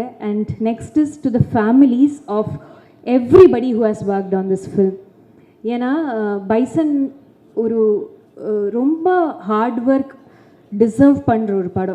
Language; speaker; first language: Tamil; non-native, fluent; Malayalam